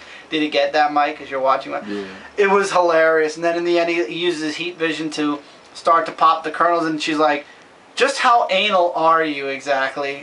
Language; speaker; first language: English; native; English